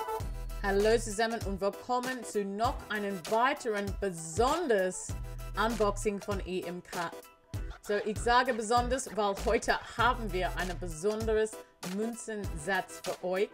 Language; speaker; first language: German; non-native, learner; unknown